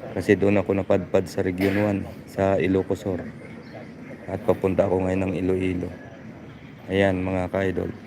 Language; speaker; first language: Filipino; non-native, local second language; Hiligaynon